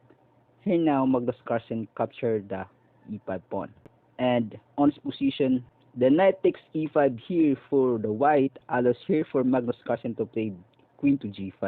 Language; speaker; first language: English; non-native, local second language; Filipino